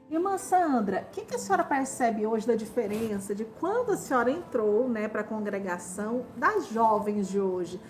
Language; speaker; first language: Portuguese; native; Portuguese